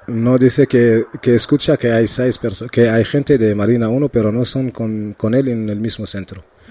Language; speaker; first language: Spanish; non-native, learner; Arabic